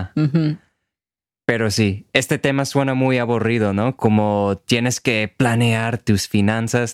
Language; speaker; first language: Spanish; non-native, fluent; English